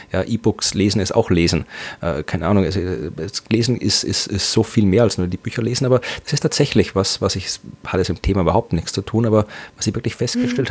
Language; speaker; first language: German; native; German